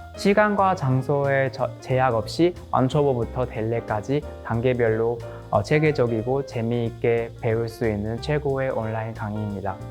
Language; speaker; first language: Korean; non-native, fluent; Chinese